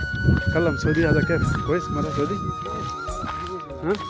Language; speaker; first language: Arabic; non-native, learner; Bangla